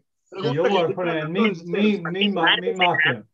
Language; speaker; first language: Spanish; non-native, learner; English